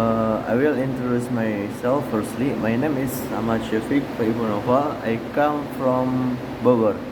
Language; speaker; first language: English; non-native, learner; Indonesian